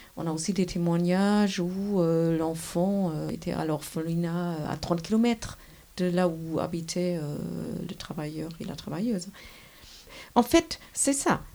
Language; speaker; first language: French; non-native, fluent; German